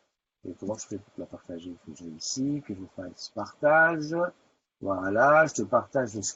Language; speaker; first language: French; native; French